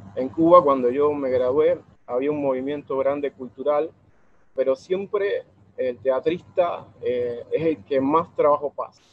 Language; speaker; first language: Spanish; native; Spanish